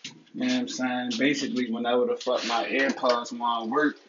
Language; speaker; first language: English; native; English